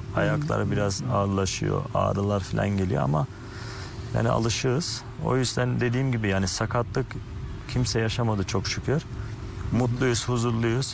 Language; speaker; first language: Turkish; early bilingual, heritage; Turkish